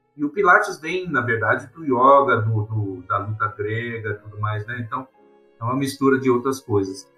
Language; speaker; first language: Portuguese; non-native, fluent; English